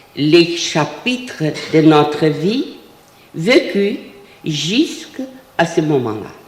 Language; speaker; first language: French; non-native, fluent; Portuguese